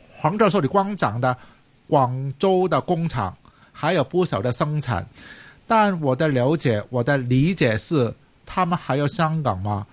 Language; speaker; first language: Chinese; non-native, local second language; Cantonese